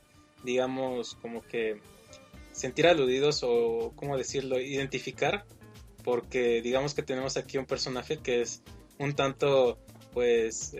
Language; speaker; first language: Spanish; native; Spanish